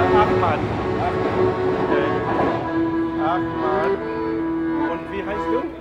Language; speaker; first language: German; non-native, learner; English